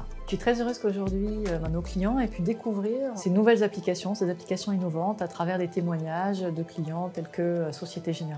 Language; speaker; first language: French; native; French